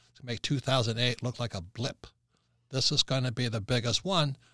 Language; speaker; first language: English; native; English